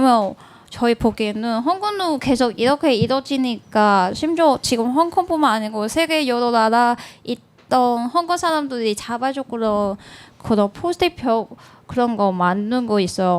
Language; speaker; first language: Korean; non-native, learner; Cantonese